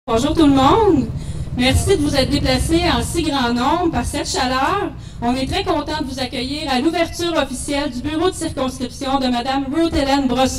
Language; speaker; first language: French; native; French